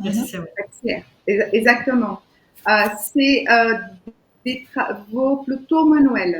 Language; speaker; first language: French; non-native, fluent; Portuguese